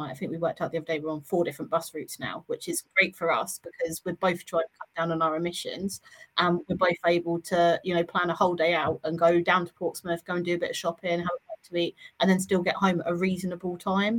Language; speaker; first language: English; native; English